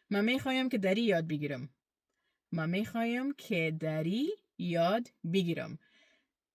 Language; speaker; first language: Persian; early bilingual, heritage; Persian